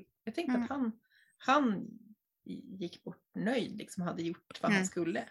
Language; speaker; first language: Swedish; native; Swedish